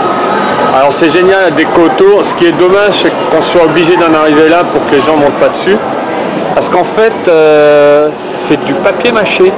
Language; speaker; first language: French; native; French